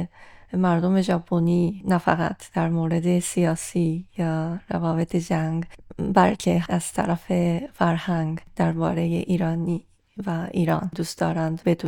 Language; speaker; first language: Persian; non-native, fluent; Japanese